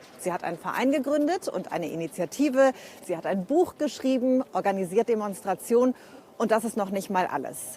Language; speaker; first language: German; native; German